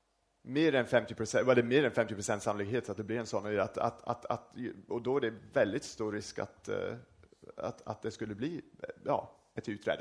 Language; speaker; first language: Swedish; non-native, fluent; English